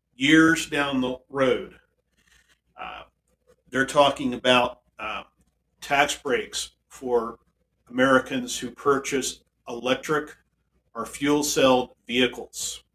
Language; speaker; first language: English; native; English